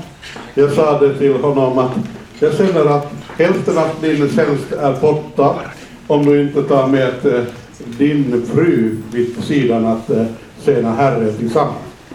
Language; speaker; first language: Swedish; non-native, fluent; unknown